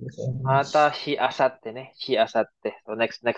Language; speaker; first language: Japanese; non-native, fluent; Filipino